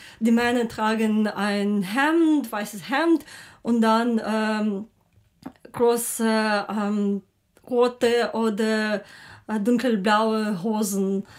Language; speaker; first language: German; non-native, learner; Ukrainian